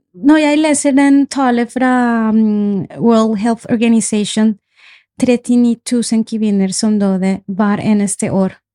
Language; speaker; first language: Norwegian; non-native, fluent; Spanish